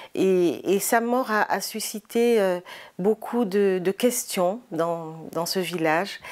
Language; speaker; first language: French; native; French